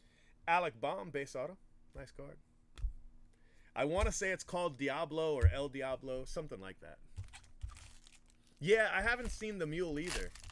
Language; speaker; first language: English; native; English